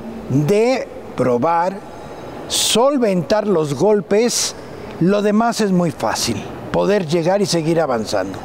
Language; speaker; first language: Spanish; native; Spanish